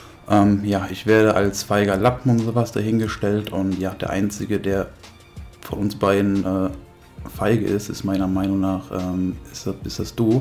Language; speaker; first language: German; native; German